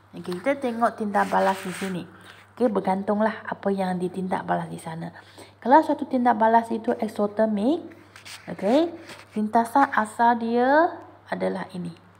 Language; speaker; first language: Malay; non-native, local second language; Chinese